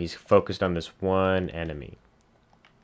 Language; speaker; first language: English; native; English